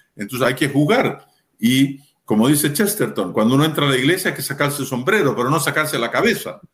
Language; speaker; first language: Spanish; native; Spanish